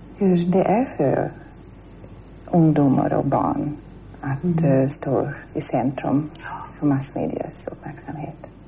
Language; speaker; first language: Swedish; non-native, fluent; German